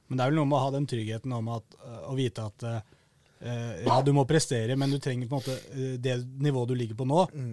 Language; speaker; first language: Norwegian; native; Norwegian